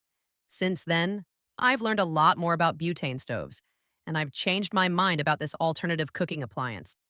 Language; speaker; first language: English; native; English